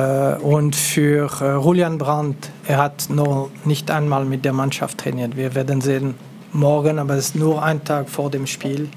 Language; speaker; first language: German; non-native, local second language; French